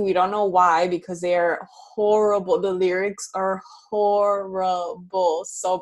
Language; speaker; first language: English; early bilingual, other home language; Spanish